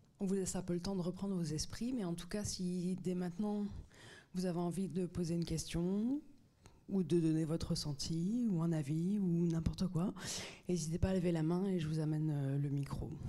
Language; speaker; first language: French; native; French